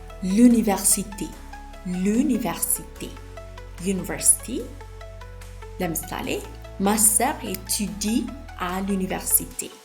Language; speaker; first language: French; non-native, fluent; Amharic